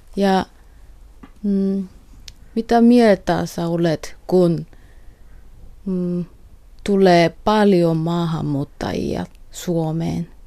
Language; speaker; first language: Finnish; non-native, learner; Korean